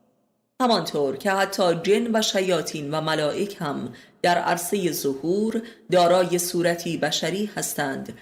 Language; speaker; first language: Persian; native; Persian